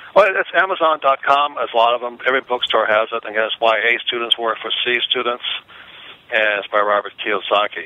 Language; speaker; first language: English; native; English